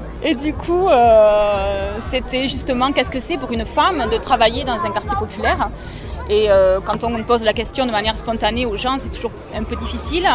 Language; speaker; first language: French; native; French